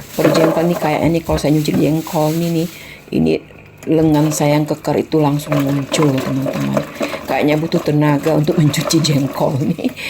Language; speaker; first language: Indonesian; non-native, local second language; Minangkabau